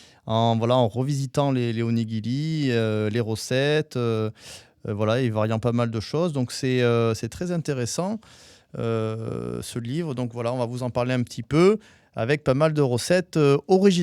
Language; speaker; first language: French; native; French